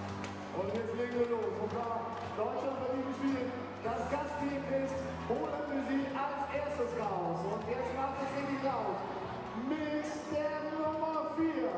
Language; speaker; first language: German; native; German